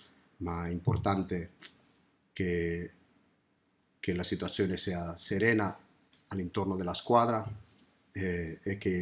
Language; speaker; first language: Italian; non-native, fluent; Spanish